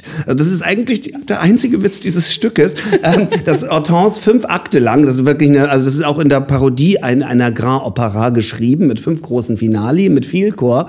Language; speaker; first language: German; native; German